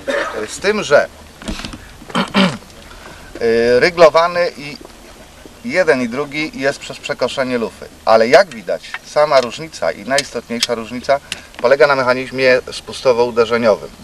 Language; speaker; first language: Polish; native; Polish